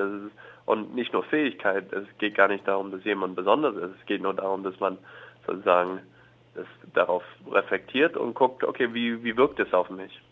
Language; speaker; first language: German; non-native, fluent; English